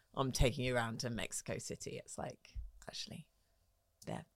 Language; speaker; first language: English; native; English